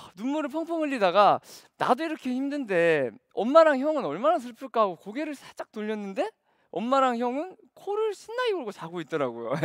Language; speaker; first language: Korean; native; Korean